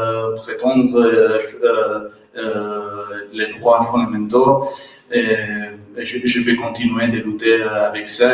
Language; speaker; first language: French; non-native, learner; Catalan